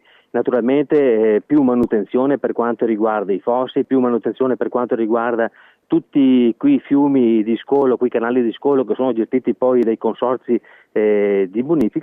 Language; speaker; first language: Italian; native; Italian